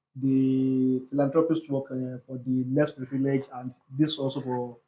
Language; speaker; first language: English; non-native, local second language; Yoruba